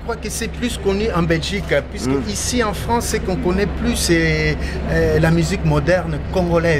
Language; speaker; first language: French; non-native, local second language; Lingala